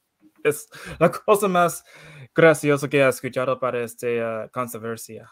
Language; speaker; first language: Spanish; non-native, learner; English